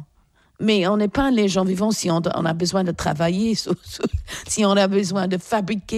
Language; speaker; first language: French; non-native, fluent; English